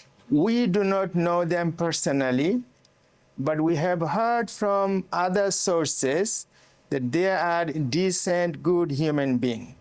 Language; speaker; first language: English; non-native, local second language; Bangla